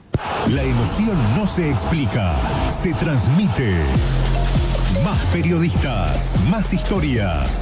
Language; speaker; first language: Spanish; native; Spanish